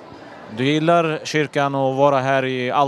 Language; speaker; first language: Swedish; non-native, local second language; Turoyo